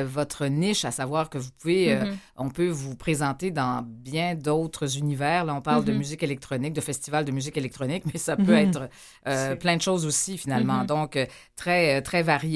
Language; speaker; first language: French; native; French